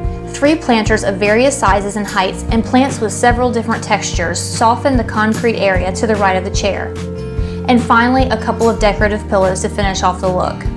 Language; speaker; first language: English; native; English